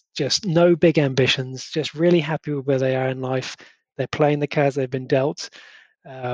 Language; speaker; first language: English; native; English